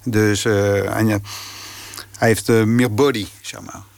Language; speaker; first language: Dutch; non-native, fluent; French